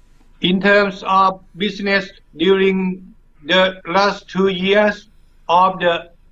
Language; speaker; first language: English; non-native, learner; Thai